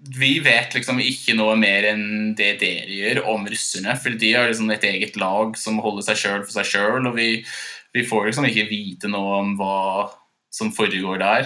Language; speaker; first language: Norwegian; non-native, fluent; English